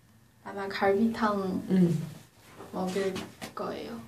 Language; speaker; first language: Korean; non-native, learner; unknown